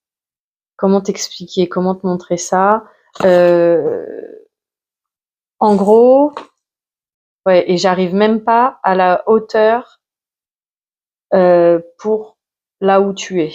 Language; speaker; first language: French; native; French